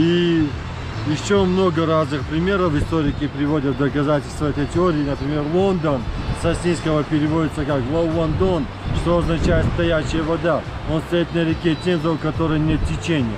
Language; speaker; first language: Russian; native; Russian